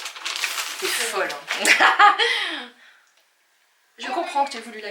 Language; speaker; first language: French; native; French